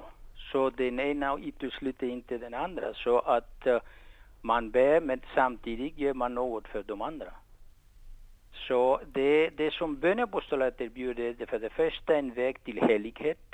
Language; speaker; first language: Swedish; non-native, fluent; Spanish